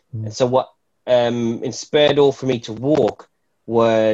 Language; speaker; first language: English; native; English